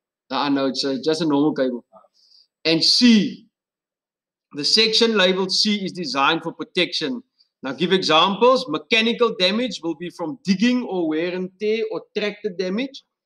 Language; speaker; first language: English; non-native, local second language; Afrikaans